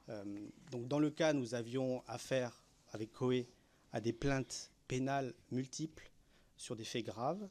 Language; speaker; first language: French; native; French